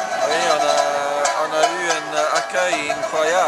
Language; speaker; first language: French; non-native, fluent; English